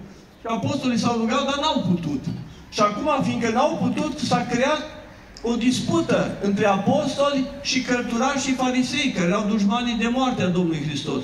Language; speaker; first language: Romanian; native; Romanian